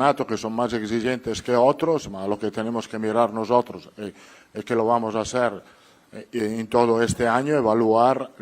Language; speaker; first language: Spanish; non-native, fluent; Italian